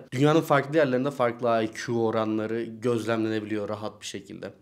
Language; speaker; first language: Turkish; native; Turkish